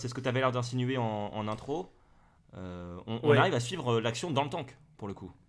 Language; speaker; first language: French; native; French